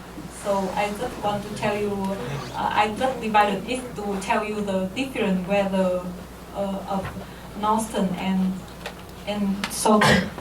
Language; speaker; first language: English; non-native, learner; Korean